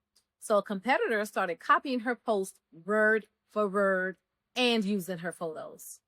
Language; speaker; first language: English; native; English